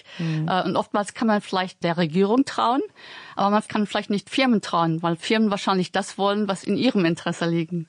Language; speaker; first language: German; native; German